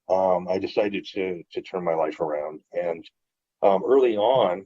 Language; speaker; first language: English; native; English